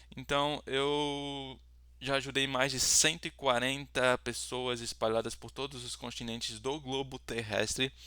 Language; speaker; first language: Portuguese; native; Portuguese